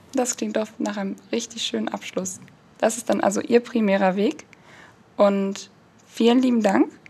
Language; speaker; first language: German; early bilingual, other home language; Turkish